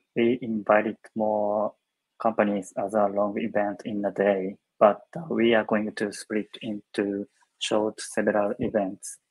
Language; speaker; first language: English; non-native, fluent; Japanese